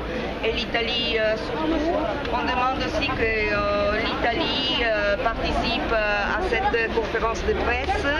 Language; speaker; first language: French; non-native, fluent; Italian